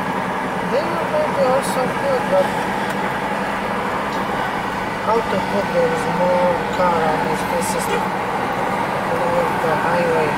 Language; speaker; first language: English; non-native, learner; Kurdish